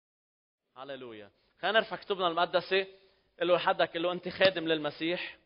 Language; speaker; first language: Arabic; native; Arabic